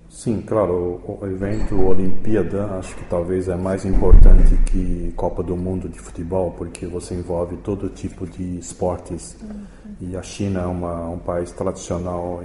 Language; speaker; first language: Portuguese; early bilingual, other home language; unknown